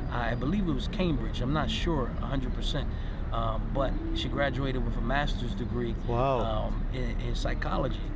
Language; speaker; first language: English; native; English